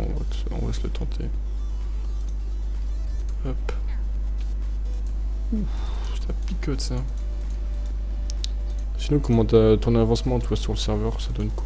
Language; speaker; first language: French; native; French